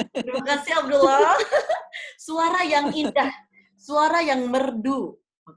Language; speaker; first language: Indonesian; native; Indonesian